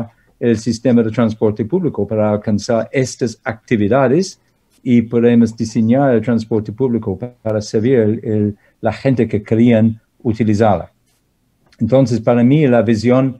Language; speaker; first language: Spanish; non-native, fluent; English